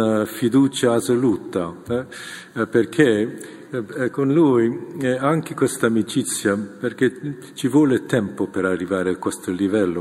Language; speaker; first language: Italian; non-native, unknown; Korean